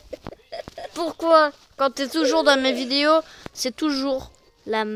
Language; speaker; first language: French; native; French